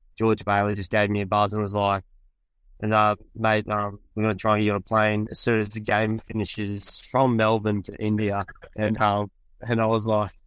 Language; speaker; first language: English; native; English